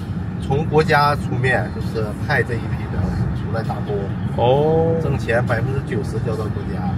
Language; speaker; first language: Chinese; native; Chinese